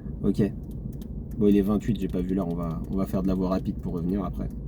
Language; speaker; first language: French; native; French